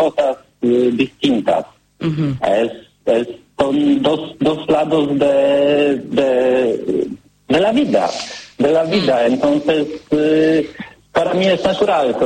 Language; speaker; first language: Spanish; non-native, learner; Polish